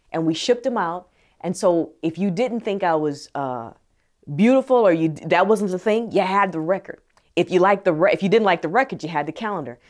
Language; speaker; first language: English; native; English